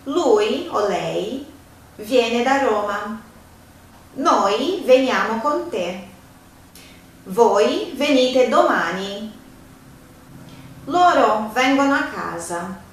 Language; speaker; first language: Italian; non-native, fluent; Portuguese